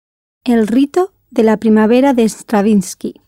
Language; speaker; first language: Spanish; non-native, learner; English